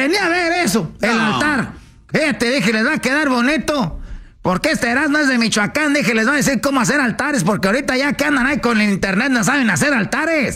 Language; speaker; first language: Spanish; native; Spanish